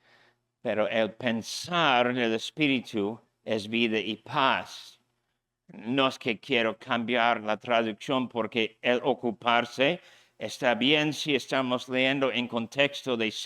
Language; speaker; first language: Spanish; non-native, fluent; English